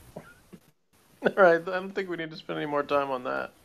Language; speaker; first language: English; native; English